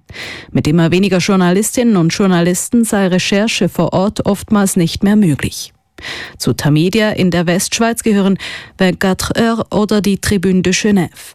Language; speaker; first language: German; native; German